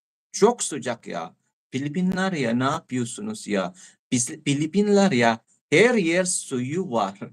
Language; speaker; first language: Turkish; non-native, learner; Filipino